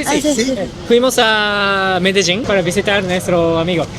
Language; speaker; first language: Spanish; non-native, learner; Japanese